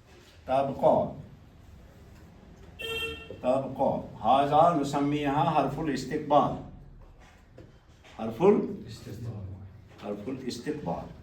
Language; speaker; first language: Arabic; non-native, fluent; Kashmiri